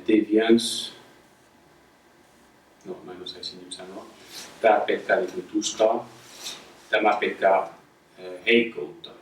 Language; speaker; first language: Finnish; non-native, fluent; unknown